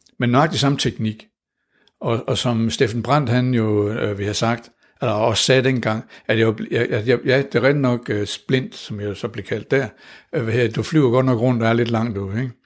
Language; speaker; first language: Danish; native; Danish